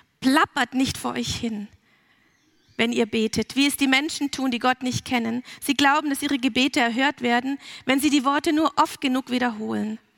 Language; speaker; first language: German; early bilingual, heritage; German